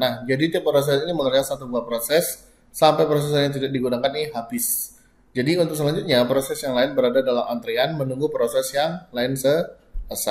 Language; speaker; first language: Indonesian; native; Indonesian